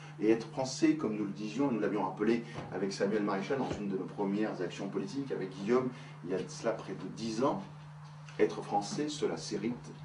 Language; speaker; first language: French; native; French